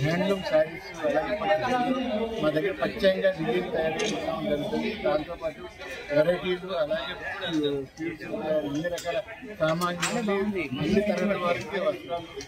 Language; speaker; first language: Telugu; native; Telugu